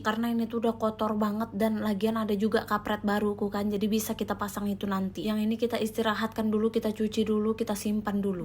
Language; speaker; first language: Indonesian; native; Indonesian